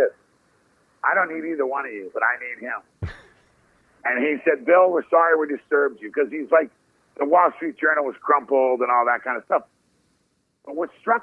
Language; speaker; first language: English; native; English